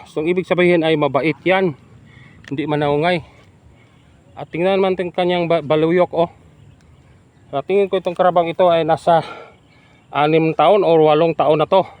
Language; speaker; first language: Filipino; non-native, local second language; Hiligaynon